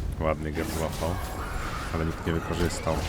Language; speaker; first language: Polish; native; Polish